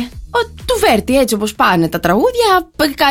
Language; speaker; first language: Greek; native; Greek